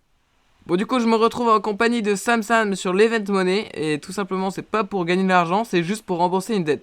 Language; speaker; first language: French; native; French